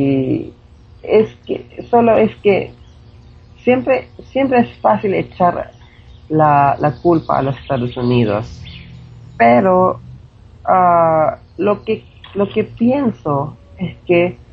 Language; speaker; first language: Spanish; non-native, fluent; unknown